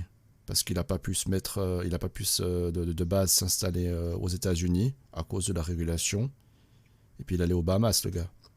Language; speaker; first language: French; native; French